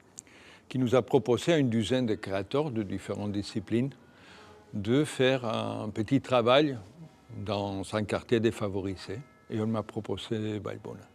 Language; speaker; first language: French; non-native, fluent; Spanish